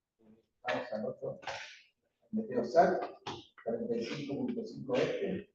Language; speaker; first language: Spanish; native; Spanish